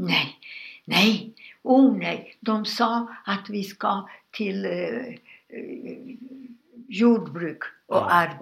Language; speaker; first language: Swedish; non-native, fluent; Hungarian